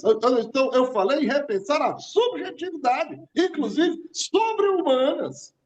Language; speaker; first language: Portuguese; native; Portuguese